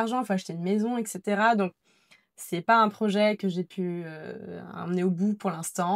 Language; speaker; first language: French; native; French